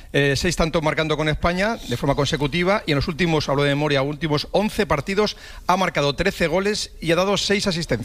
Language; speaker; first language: Spanish; native; Spanish